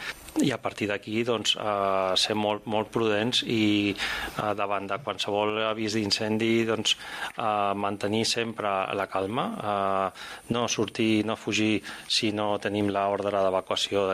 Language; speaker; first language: Catalan; native; Catalan